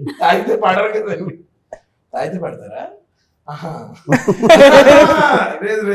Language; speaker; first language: Telugu; native; Telugu